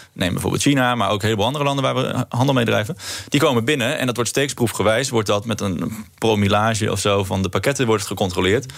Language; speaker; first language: Dutch; native; Dutch